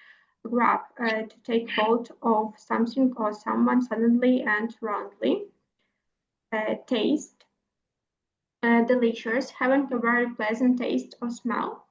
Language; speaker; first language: English; non-native, learner; Ukrainian